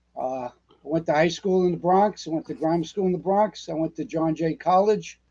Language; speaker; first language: English; native; English